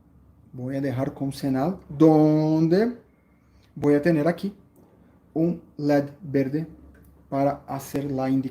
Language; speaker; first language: Spanish; non-native, fluent; Portuguese